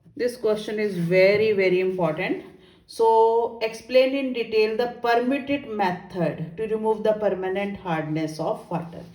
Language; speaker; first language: English; non-native, local second language; Punjabi